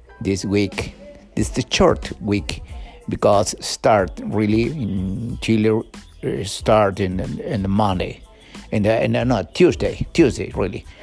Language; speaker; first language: English; non-native, learner; Spanish